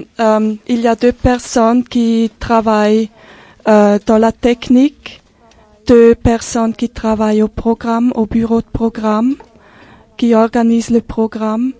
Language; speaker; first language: French; non-native, local second language; German